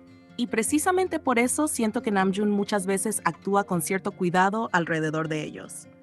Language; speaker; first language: Spanish; native; Spanish